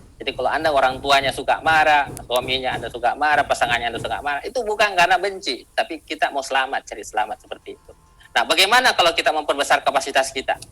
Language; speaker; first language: Indonesian; non-native, local second language; Buginese